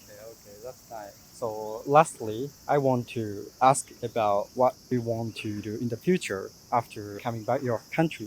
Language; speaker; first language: English; non-native, fluent; Japanese